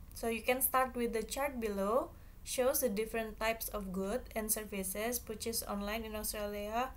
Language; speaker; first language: English; non-native, fluent; Javanese